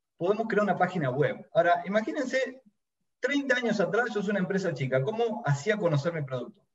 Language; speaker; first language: Spanish; native; Spanish